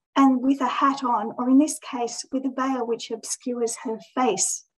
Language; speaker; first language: English; native; English